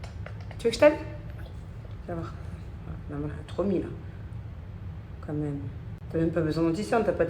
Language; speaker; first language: French; native; French